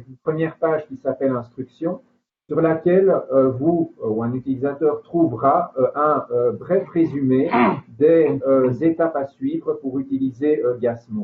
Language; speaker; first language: French; native; French